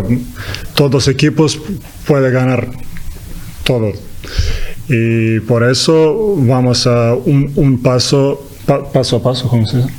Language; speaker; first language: Spanish; non-native, learner; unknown